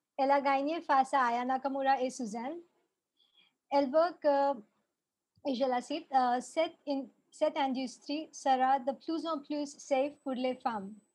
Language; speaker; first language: French; non-native, fluent; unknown